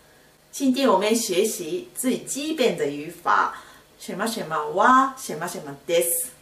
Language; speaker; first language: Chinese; non-native, fluent; Japanese